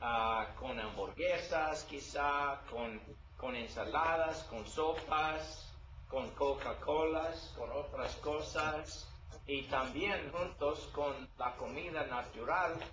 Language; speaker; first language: Spanish; non-native, learner; English